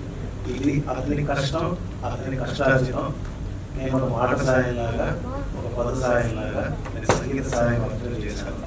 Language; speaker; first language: Telugu; native; Telugu